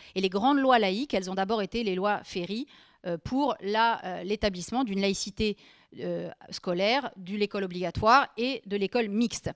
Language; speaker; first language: French; native; French